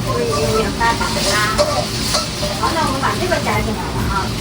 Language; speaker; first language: Chinese; native; Chinese